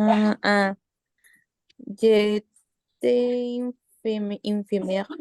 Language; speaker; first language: French; non-native, learner; Spanish